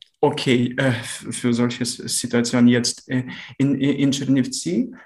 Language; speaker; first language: German; non-native, learner; Ukrainian